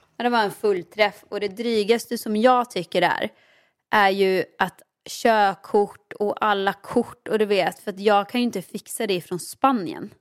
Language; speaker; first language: Swedish; native; Swedish